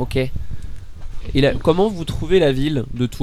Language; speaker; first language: French; native; French